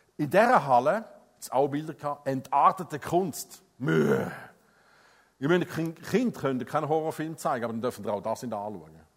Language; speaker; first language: German; non-native, fluent; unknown